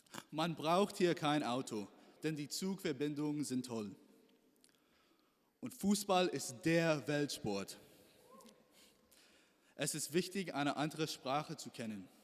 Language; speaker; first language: German; non-native, learner; English